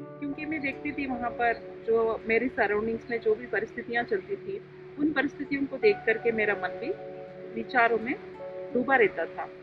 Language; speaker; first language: Hindi; non-native, local second language; Telugu